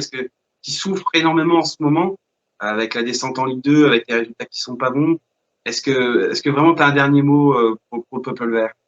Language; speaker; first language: French; native; French